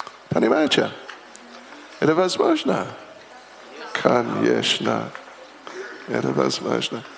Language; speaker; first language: Russian; non-native, learner; English